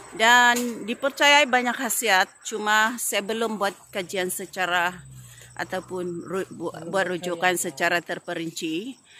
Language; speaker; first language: Malay; non-native, local second language; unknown